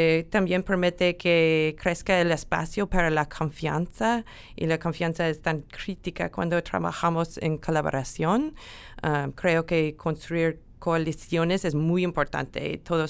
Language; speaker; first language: Spanish; non-native, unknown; English